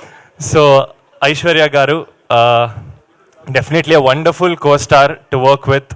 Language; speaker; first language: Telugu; non-native, learner; Kannada